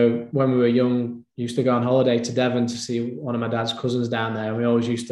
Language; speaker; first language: English; native; English